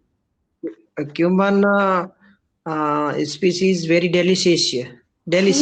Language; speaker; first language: English; non-native, learner; Rajasthani